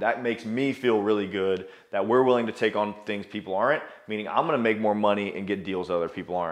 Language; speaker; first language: English; native; English